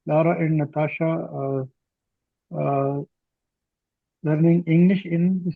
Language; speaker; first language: English; non-native, learner; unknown